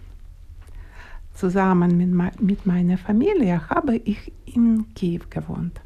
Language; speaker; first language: German; non-native, learner; Ukrainian